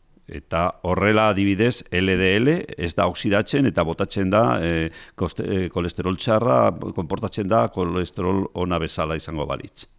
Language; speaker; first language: Basque; non-native, local second language; Spanish